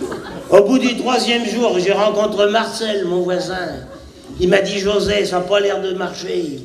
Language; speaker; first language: French; native; French